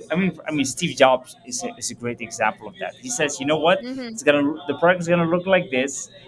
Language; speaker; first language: English; early bilingual, heritage; Dutch